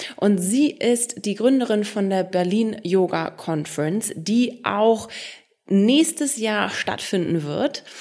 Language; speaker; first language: German; native; German